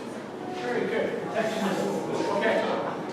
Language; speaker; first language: English; native; English